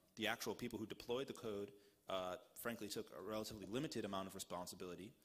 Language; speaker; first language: English; native; English